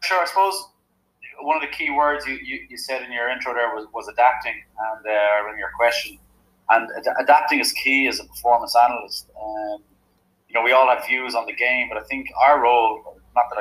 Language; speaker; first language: English; native; English